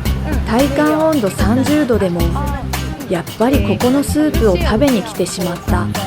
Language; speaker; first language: Japanese; native; Japanese